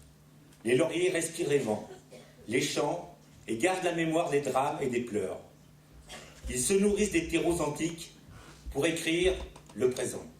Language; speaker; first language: French; native; French